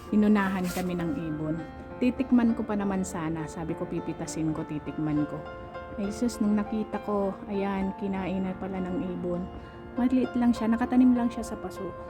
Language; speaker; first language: Filipino; non-native, local second language; Bikol